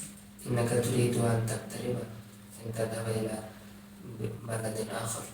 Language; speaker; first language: Arabic; non-native, fluent; Bangla